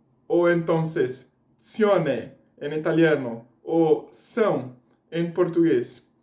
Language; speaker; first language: Spanish; non-native, fluent; Portuguese